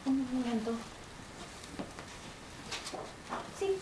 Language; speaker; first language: Italian; non-native, learner; English